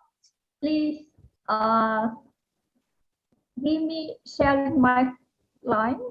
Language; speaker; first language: English; non-native, learner; Vietnamese